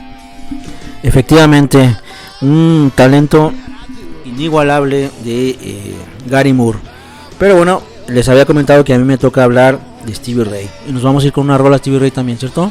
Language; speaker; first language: Spanish; native; Spanish